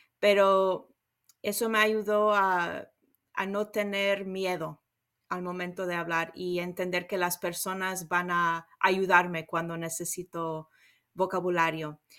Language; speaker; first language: Spanish; non-native, fluent; English